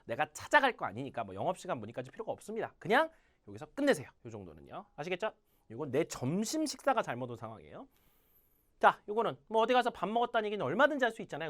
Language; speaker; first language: Korean; native; Korean